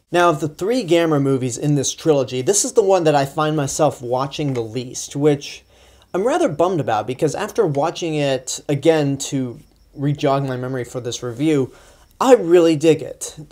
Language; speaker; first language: English; native; English